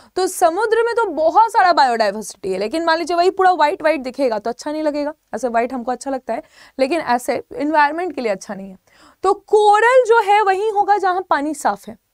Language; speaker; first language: Hindi; native; Hindi